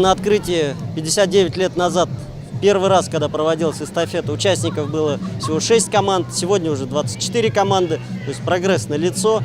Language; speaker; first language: Russian; native; Russian